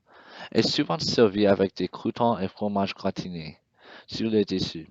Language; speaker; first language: French; non-native, learner; English